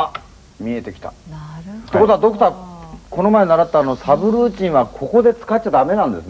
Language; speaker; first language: Japanese; native; Japanese